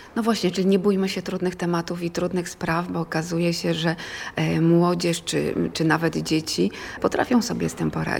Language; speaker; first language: Polish; native; Polish